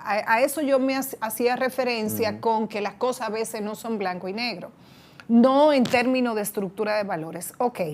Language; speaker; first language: Spanish; native; Spanish